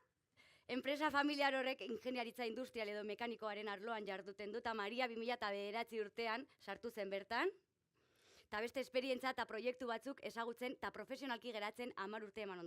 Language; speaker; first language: Basque; native; Basque